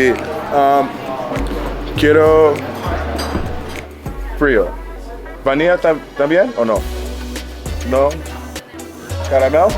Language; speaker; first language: Spanish; non-native, learner; English